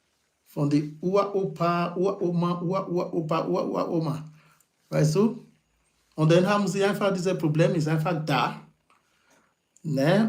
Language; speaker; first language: German; non-native, learner; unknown